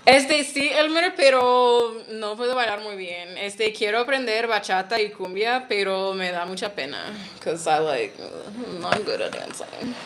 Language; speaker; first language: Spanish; non-native, learner; English